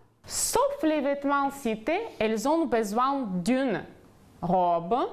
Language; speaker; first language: French; non-native, fluent; Ukrainian